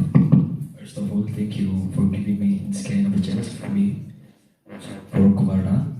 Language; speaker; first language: English; non-native, learner; Oromo